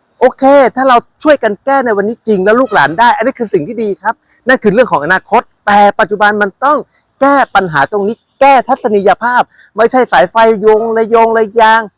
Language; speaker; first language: Thai; native; Thai